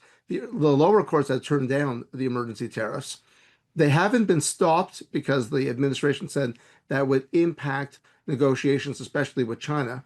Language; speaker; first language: English; native; English